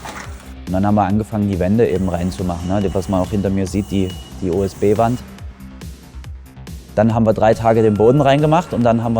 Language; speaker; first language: German; native; German